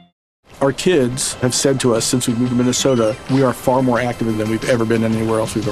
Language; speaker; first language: English; native; English